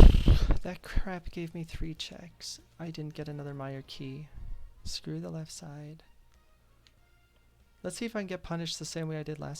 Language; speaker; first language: English; native; English